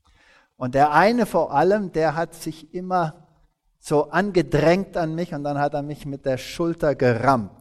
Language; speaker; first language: German; early bilingual, heritage; German